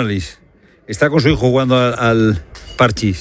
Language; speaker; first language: Spanish; native; Spanish